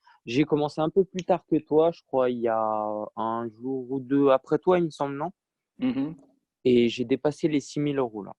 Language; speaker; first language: French; native; French